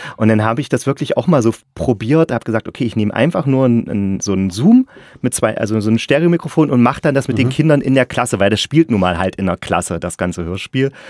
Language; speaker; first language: German; native; German